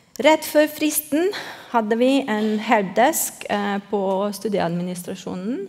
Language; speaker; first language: Norwegian; non-native, fluent; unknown